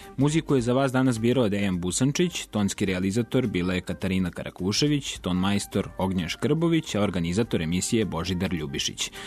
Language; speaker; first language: Serbian; native; Serbian